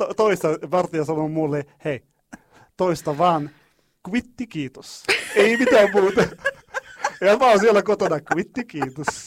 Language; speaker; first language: Finnish; non-native, learner; Arabic